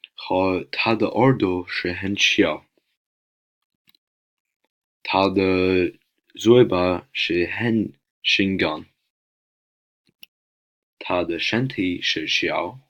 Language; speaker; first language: Chinese; non-native, learner; English